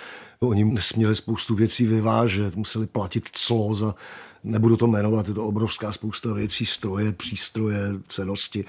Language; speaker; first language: Czech; native; Czech